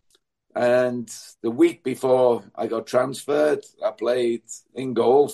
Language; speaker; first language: English; native; English